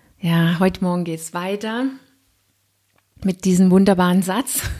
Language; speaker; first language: German; non-native, fluent; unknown